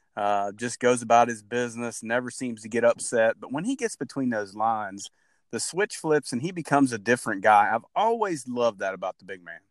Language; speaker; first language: English; native; English